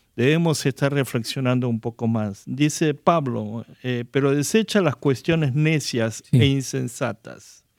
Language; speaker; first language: Spanish; non-native, fluent; Korean